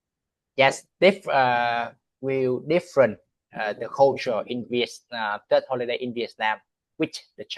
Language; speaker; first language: English; non-native, learner; Vietnamese